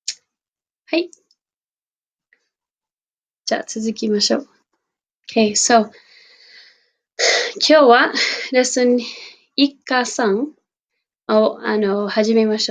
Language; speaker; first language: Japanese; non-native, fluent; English